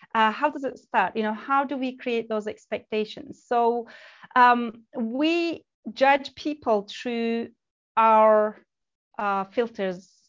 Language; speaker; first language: English; non-native, fluent; Turkish